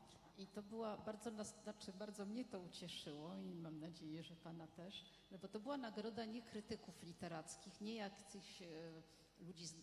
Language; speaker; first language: Polish; non-native, fluent; French